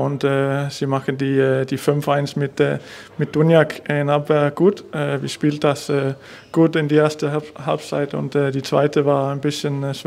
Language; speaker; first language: German; non-native, learner; Danish